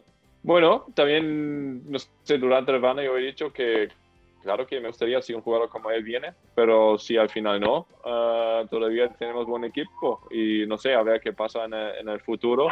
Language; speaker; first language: Spanish; non-native, fluent; German